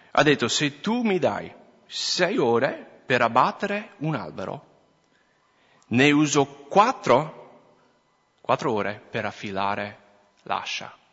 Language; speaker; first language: Italian; non-native, fluent; English